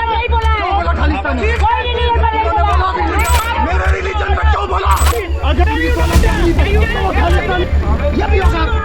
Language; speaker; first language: Hindi; non-native, local second language; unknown